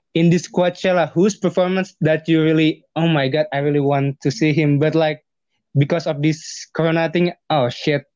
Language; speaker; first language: English; non-native, fluent; Indonesian